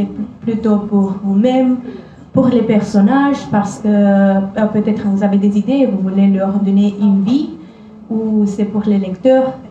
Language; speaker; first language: French; non-native, fluent; Romanian